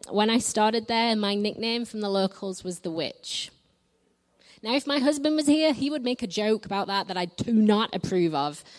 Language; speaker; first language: English; native; English